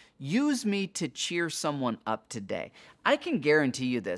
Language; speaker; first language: English; native; English